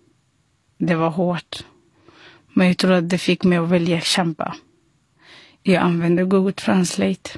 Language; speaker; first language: Swedish; non-native, fluent; Somali